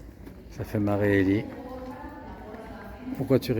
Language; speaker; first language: French; native; French